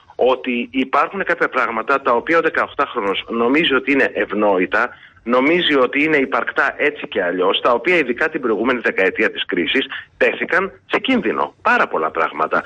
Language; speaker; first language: Greek; early bilingual, heritage; Greek